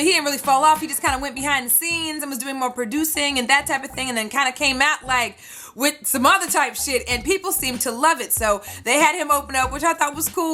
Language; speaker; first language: English; native; English